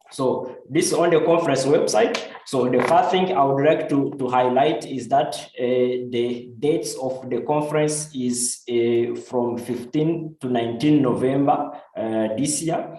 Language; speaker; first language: English; non-native, local second language; Kinyarwanda